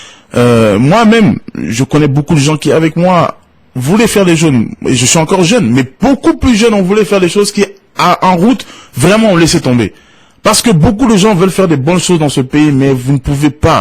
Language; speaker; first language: French; non-native, local second language; Bambara